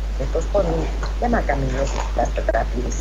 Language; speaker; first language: Finnish; native; Finnish